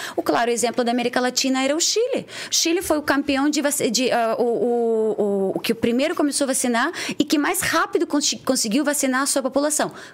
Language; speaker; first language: Portuguese; non-native, fluent; Russian